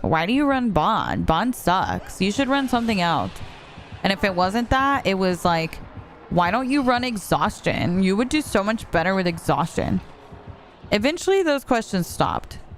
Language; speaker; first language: English; early bilingual, heritage; Spanish